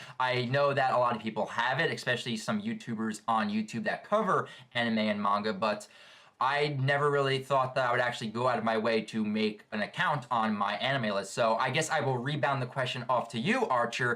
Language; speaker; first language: English; native; English